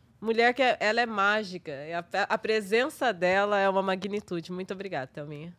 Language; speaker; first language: Portuguese; native; Portuguese